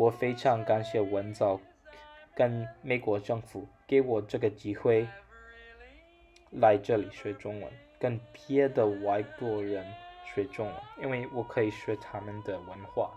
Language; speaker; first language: Chinese; non-native, learner; English